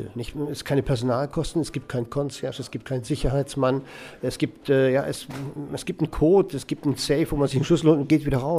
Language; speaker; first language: German; native; German